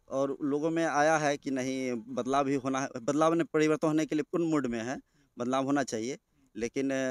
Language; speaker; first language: Hindi; native; Hindi